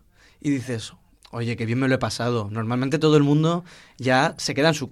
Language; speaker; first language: Spanish; native; Spanish